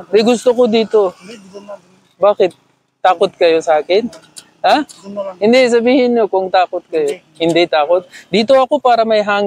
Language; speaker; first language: Filipino; non-native, learner; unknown